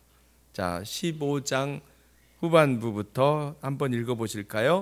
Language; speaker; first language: Korean; native; Korean